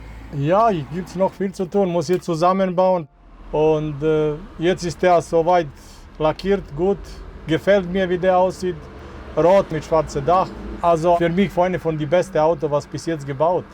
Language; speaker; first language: German; non-native, fluent; Serbian